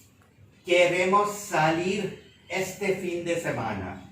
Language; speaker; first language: Spanish; non-native, fluent; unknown